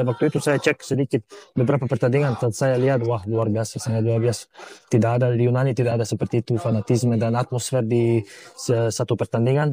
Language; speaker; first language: Indonesian; non-native, fluent; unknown